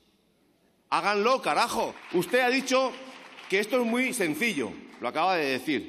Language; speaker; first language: Spanish; native; Spanish